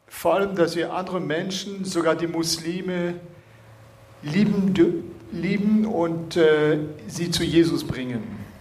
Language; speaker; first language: German; non-native, fluent; French